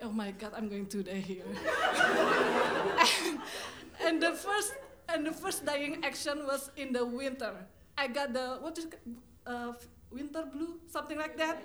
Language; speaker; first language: English; non-native, fluent; Indonesian